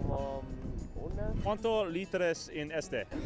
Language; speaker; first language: Spanish; non-native, learner; English